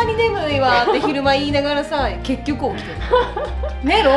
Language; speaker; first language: Japanese; native; Japanese